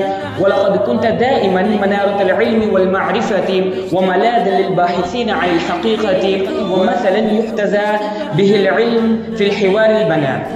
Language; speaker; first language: Arabic; non-native, fluent; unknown